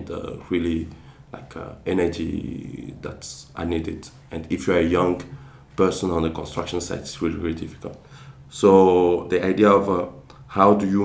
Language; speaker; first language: English; non-native, fluent; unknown